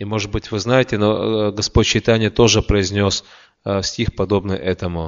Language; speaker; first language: Russian; native; Russian